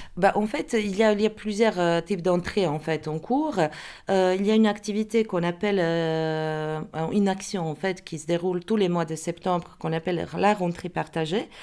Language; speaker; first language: French; non-native, fluent; Croatian